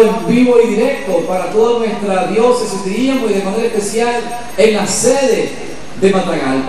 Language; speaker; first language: Spanish; native; Spanish